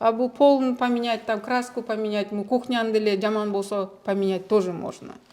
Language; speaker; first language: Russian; non-native, local second language; Kyrgyz